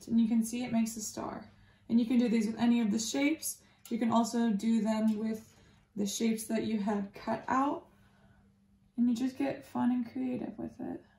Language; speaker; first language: English; native; English